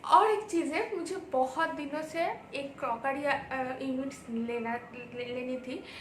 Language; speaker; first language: Hindi; non-native, local second language; Bangla